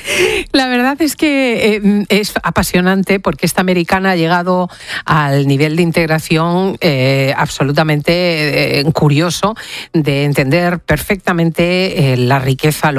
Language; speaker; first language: Spanish; native; Spanish